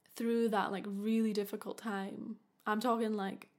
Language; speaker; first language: English; native; English